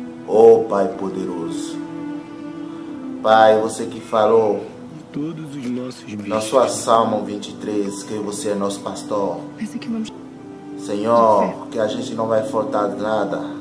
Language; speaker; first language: Portuguese; non-native, learner; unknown